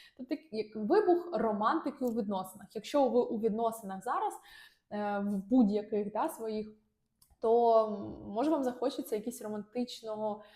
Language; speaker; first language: Ukrainian; non-native, local second language; Russian